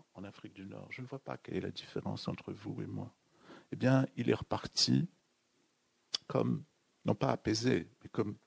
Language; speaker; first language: French; native; French